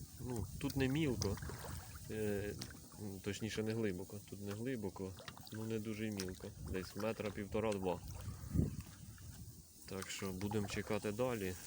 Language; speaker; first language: Ukrainian; native; Ukrainian